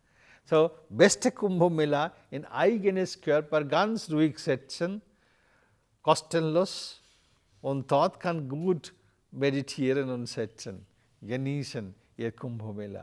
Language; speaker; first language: German; non-native, learner; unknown